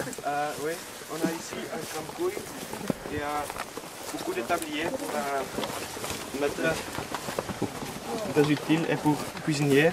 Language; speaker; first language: French; non-native, local second language; Dutch